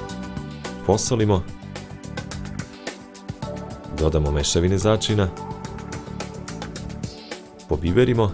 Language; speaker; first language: Serbian; native; Serbian